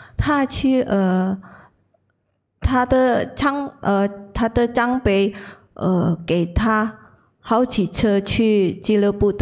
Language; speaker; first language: Chinese; non-native, learner; Indonesian